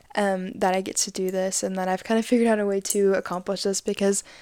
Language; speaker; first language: English; native; English